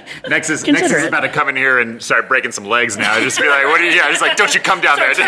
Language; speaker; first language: English; native; English